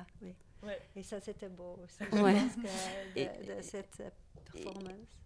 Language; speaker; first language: French; non-native, learner; Dutch